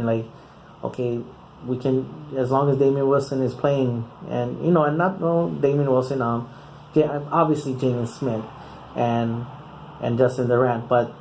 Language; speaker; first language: English; native; English